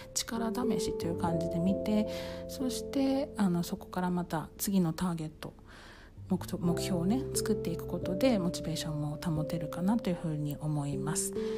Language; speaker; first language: Japanese; native; Japanese